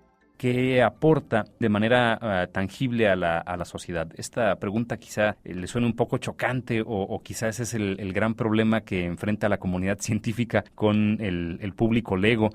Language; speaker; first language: Spanish; native; Spanish